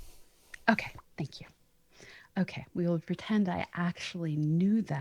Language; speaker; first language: English; native; English